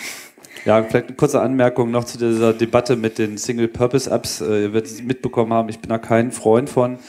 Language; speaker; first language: German; native; German